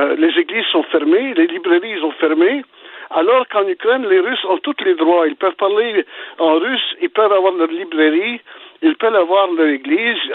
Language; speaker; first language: French; early bilingual, other home language; Ukrainian